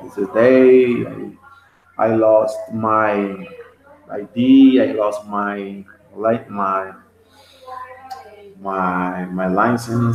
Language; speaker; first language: English; non-native, learner; Spanish